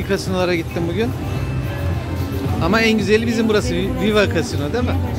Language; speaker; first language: Turkish; native; Turkish